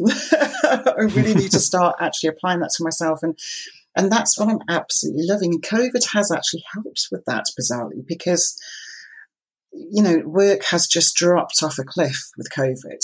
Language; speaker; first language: English; native; English